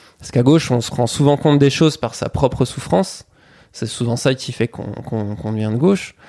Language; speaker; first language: French; native; French